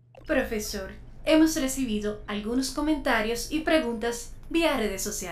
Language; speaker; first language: Spanish; native; Spanish